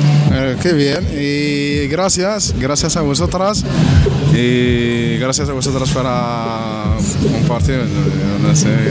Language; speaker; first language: Spanish; non-native, learner; Arabic